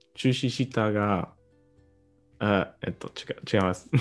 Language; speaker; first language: Japanese; non-native, learner; English